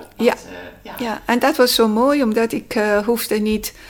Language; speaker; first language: Dutch; non-native, fluent; Persian